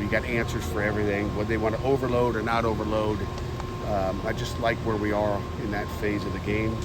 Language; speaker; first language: English; native; English